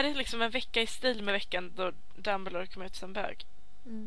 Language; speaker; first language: Swedish; native; Swedish